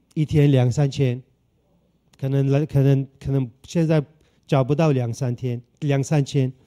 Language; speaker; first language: Chinese; non-native, fluent; Turkish